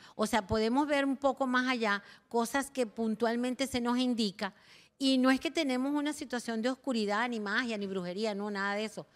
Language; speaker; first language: Spanish; native; Spanish